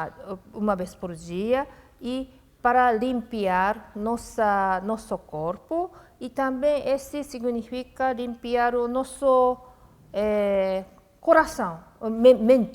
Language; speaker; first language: Portuguese; non-native, fluent; Japanese